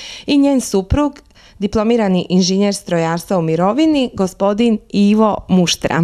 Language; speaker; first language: Croatian; native; Croatian